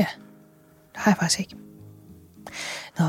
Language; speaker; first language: Danish; native; Danish